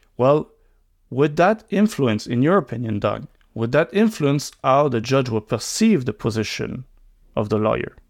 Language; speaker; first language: English; non-native, local second language; French